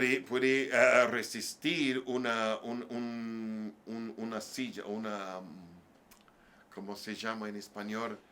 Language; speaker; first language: Spanish; non-native, learner; English